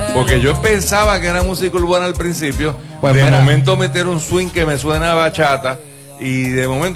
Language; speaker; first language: Spanish; native; Spanish